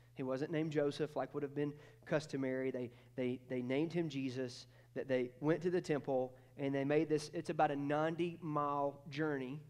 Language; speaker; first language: English; native; English